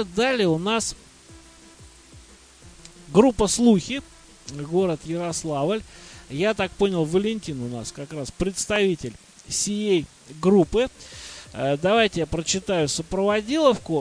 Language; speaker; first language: Russian; native; Russian